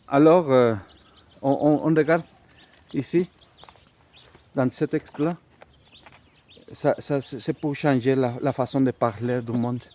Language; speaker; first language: French; non-native, fluent; Spanish